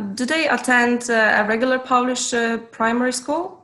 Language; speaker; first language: English; non-native, fluent; Polish